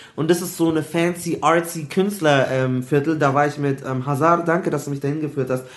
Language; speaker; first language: German; early bilingual, other home language; Arabic